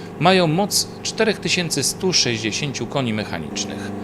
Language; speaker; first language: Polish; native; Polish